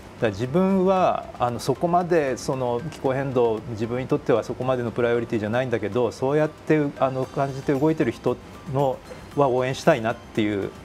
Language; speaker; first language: Japanese; native; Japanese